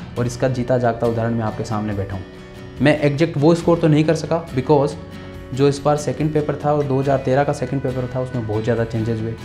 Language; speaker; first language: Hindi; native; Hindi